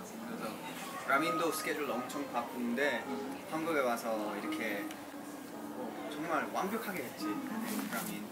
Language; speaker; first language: Korean; early bilingual, heritage; English